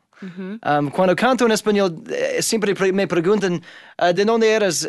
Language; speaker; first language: Spanish; non-native, fluent; English